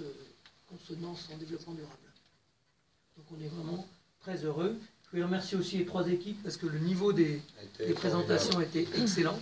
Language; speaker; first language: French; native; French